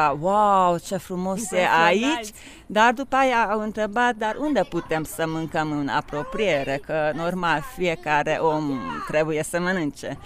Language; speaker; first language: Romanian; non-native, local second language; Hungarian